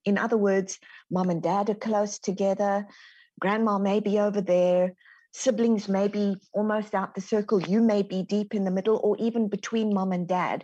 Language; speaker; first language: English; native; English